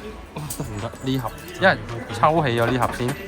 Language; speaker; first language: Chinese; native; Chinese